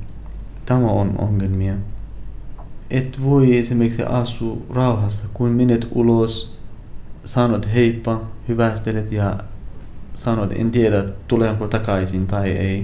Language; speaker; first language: Finnish; non-native, learner; Arabic